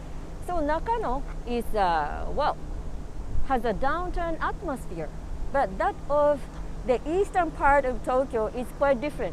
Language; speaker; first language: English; non-native, fluent; Japanese